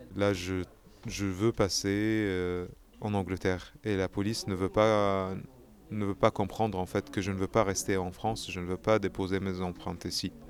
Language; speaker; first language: French; non-native, fluent; Arabic